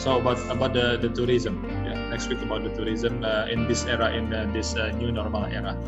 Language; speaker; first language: English; non-native, learner; Indonesian